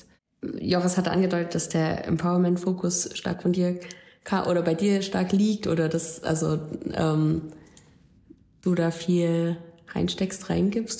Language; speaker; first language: German; native; German